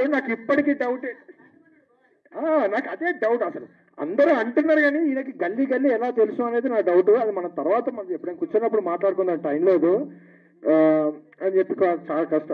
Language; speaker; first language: Telugu; native; Telugu